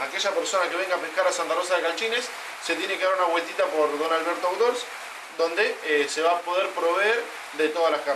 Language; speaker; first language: Spanish; native; Spanish